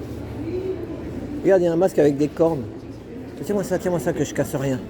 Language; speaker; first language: French; native; French